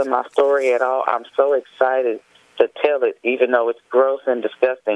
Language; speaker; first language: English; native; English